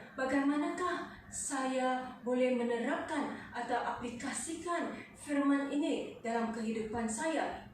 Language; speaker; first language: Malay; non-native, local second language; Chinese